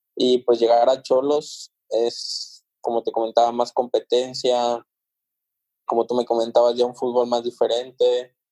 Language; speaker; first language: Spanish; native; Spanish